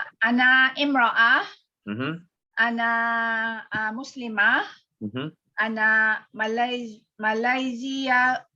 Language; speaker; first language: Arabic; non-native, learner; Malay